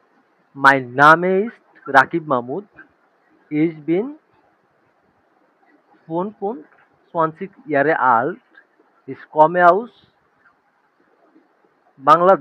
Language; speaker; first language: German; non-native, fluent; Bangla